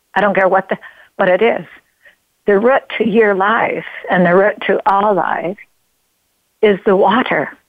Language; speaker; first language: English; native; English